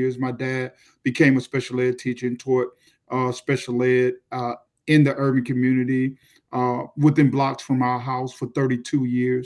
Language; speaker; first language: English; native; English